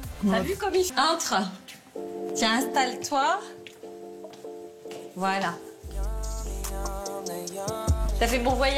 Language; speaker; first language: French; native; French